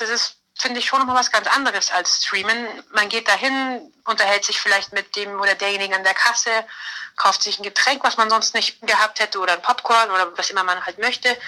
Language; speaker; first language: German; native; German